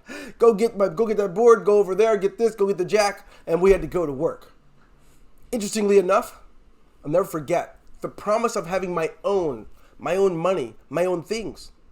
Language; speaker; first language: English; native; English